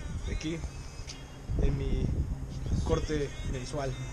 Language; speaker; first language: Spanish; native; Spanish